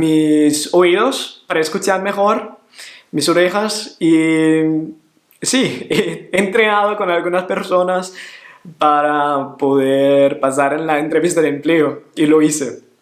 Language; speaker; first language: Spanish; non-native, fluent; Portuguese